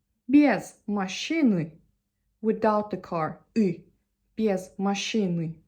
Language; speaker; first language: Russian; non-native, fluent; Turkish